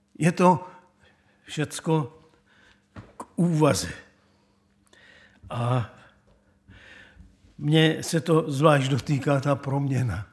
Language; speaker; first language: Czech; native; Czech